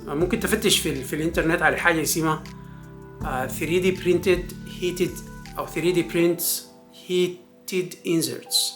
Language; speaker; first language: Arabic; native; Arabic